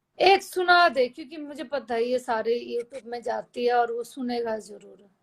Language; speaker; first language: Hindi; native; Hindi